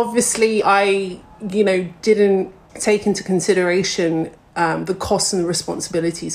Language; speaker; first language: English; native; English